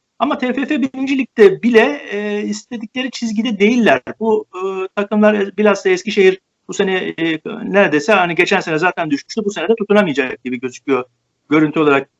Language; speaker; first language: Turkish; native; Turkish